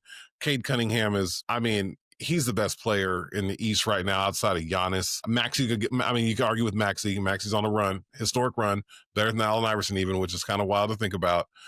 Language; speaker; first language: English; native; English